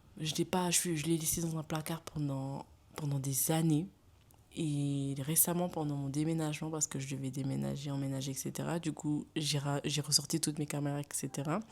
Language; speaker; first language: French; non-native, local second language; Wolof